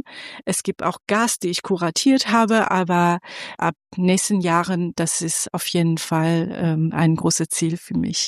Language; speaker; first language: German; non-native, fluent; Persian